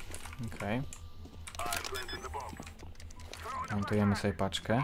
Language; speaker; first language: Polish; native; Polish